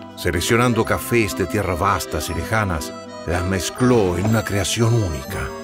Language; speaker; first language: Spanish; native; Spanish